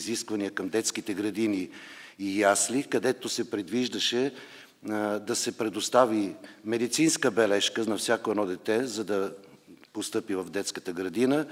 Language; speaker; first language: Bulgarian; native; Bulgarian